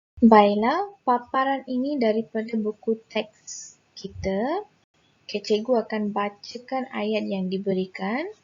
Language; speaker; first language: Malay; non-native, local second language; Tamil